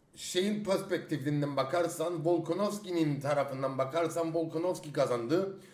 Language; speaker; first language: Turkish; early bilingual, heritage; Turkish